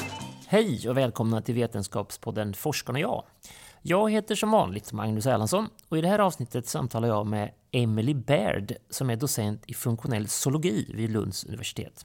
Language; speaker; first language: Swedish; native; Swedish